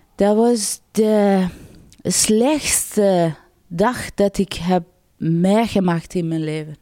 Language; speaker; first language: Dutch; non-native, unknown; Persian